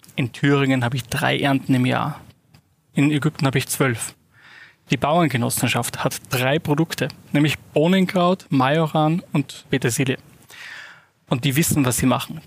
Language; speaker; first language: German; native; German